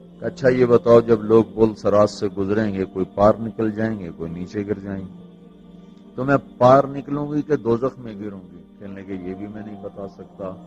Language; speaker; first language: Urdu; non-native, local second language; Punjabi